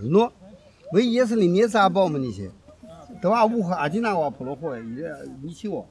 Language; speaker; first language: Russian; non-native, learner; Chinese